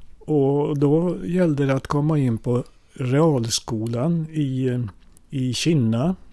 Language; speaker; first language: Swedish; early bilingual, other home language; Finnish